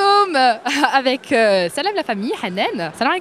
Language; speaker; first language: French; early bilingual, other home language; Arabic